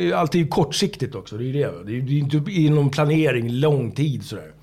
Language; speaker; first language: Swedish; native; Swedish